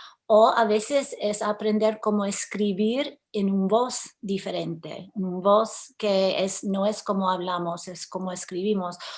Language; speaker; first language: Spanish; early bilingual, heritage; English